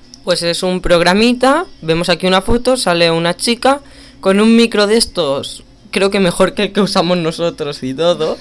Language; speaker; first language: Spanish; native; Spanish